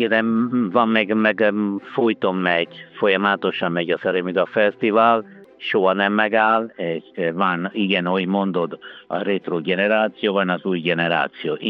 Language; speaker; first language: Hungarian; non-native, fluent; Italian